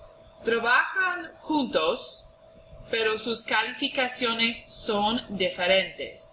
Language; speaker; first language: Spanish; non-native, fluent; English